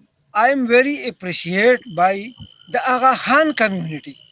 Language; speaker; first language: English; non-native, learner; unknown